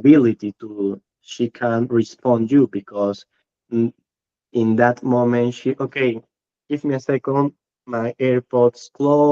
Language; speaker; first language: English; non-native, learner; Spanish